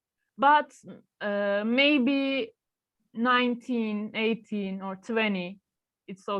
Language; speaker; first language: English; non-native, learner; Turkish